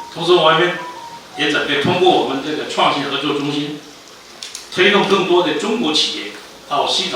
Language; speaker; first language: Chinese; native; Chinese